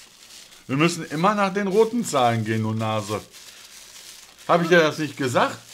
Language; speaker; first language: German; native; German